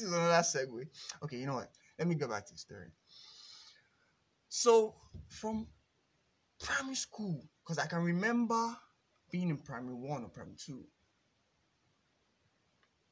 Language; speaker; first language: English; non-native, local second language; Yoruba